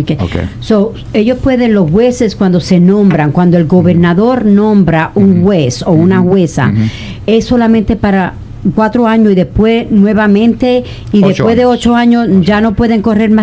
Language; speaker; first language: Spanish; native; Spanish